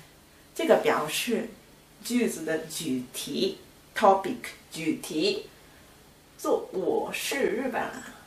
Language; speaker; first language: Chinese; non-native, fluent; Japanese